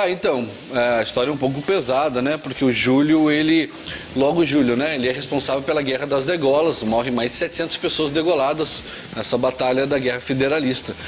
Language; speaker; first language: Portuguese; native; Portuguese